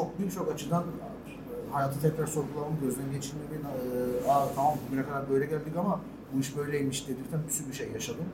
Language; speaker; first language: Turkish; non-native, local second language; Armenian